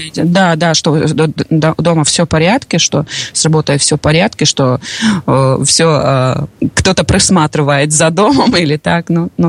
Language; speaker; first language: Russian; non-native, local second language; Latvian